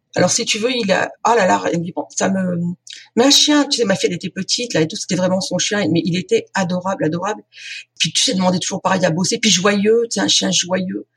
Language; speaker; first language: French; native; French